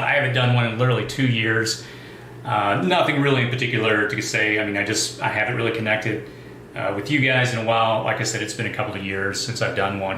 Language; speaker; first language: English; native; English